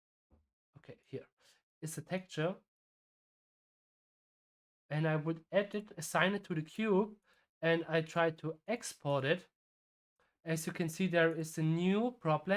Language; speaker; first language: English; non-native, fluent; German